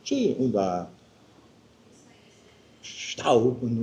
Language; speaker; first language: German; non-native, fluent; Spanish